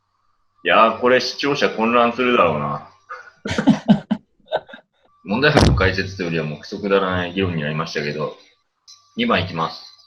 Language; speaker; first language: Japanese; native; Japanese